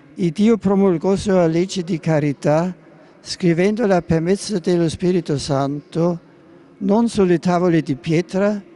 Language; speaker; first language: Italian; non-native, fluent; German